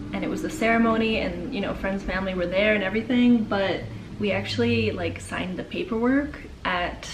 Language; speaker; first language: English; native; English